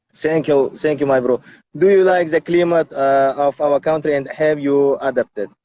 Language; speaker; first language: English; non-native, learner; Tajik